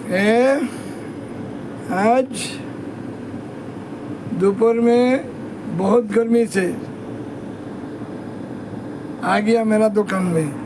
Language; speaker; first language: Hindi; non-native, local second language; Bangla